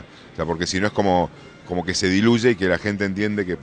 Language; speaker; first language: Spanish; native; Spanish